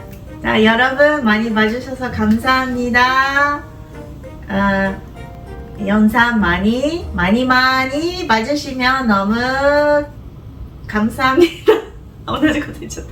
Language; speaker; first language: Korean; non-native, fluent; Japanese